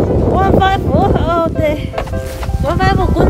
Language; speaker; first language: Korean; non-native, learner; Cantonese